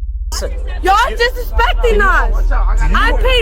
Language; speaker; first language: English; native; English